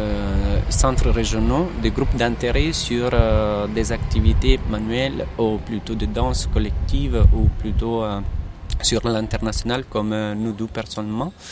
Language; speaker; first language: French; non-native, fluent; Italian